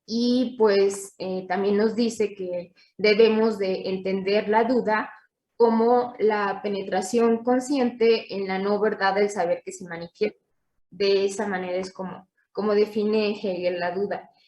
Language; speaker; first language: Spanish; native; Spanish